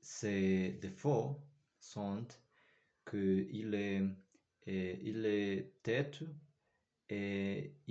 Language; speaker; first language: French; non-native, learner; Spanish